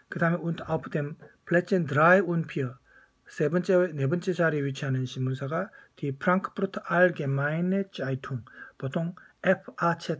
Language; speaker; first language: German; non-native, fluent; Korean